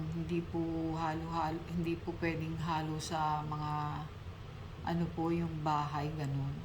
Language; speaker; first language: Filipino; native; Filipino